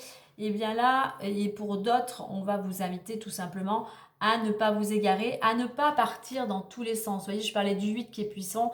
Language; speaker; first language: French; native; French